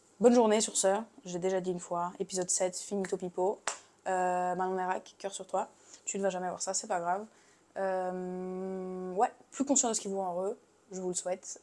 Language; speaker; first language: French; native; French